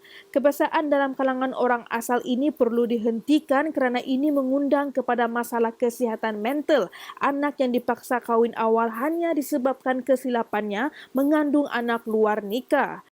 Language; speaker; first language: Malay; native; Malay